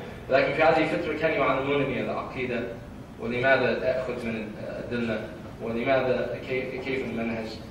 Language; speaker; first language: Arabic; non-native, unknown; English